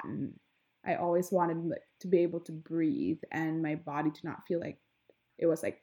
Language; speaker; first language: English; non-native, local second language; Filipino